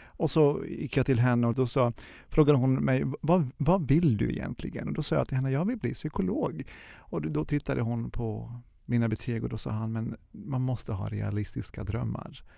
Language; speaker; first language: Swedish; early bilingual, other home language; Arabic